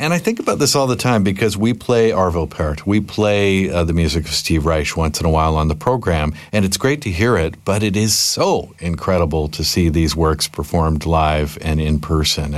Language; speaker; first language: English; native; English